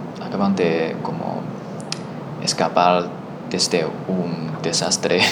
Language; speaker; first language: Spanish; non-native, learner; Chinese